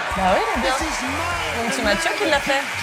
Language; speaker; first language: French; native; French